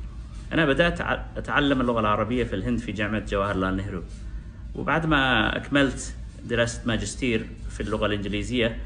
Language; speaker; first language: Arabic; non-native, fluent; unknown